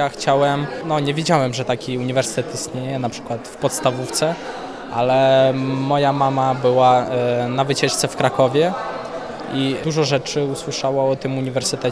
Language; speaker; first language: Polish; early bilingual, heritage; Polish